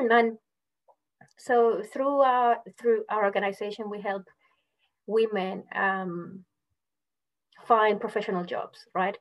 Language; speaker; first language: English; non-native, fluent; Spanish